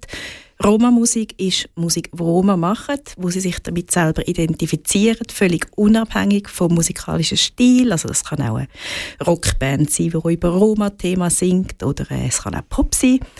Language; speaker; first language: German; native; German